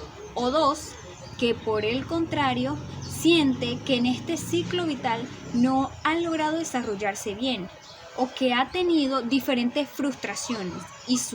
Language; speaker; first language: Spanish; native; Spanish